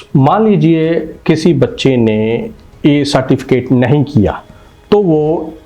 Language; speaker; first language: Hindi; non-native, local second language; Punjabi